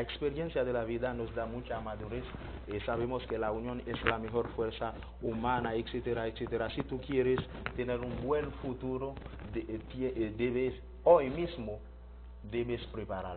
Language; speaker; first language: Spanish; non-native, learner; Haitian Creole